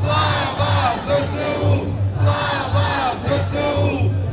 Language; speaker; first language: Ukrainian; native; Ukrainian